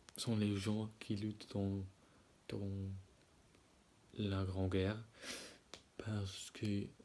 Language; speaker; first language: French; non-native, learner; German